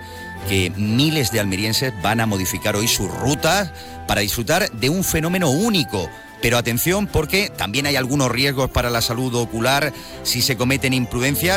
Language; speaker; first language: Spanish; native; Spanish